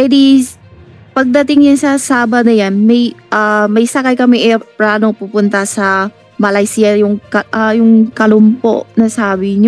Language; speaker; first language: Filipino; non-native, learner; Chinese